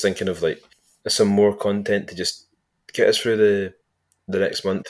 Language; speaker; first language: English; native; English